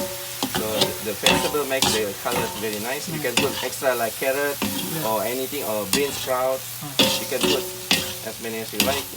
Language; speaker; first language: English; non-native, fluent; Indonesian